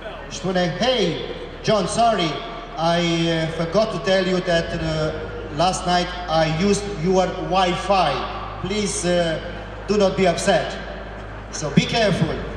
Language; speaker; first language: English; non-native, fluent; Romanian